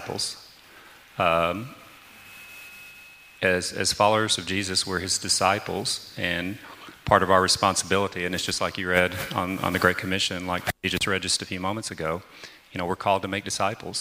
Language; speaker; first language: English; native; English